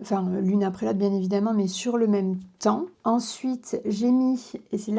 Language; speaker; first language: French; native; French